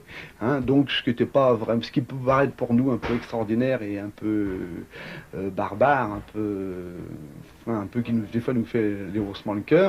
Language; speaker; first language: French; native; French